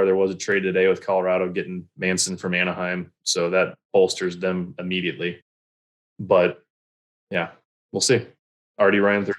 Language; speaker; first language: English; native; English